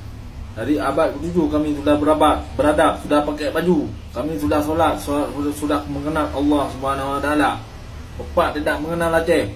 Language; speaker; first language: Indonesian; non-native, local second language; Achinese